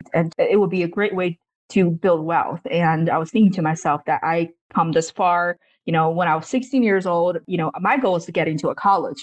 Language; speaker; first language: English; non-native, fluent; Chinese